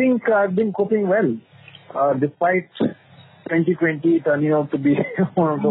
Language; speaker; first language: English; non-native, local second language; Kodava